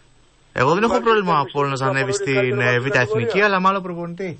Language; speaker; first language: Greek; native; Greek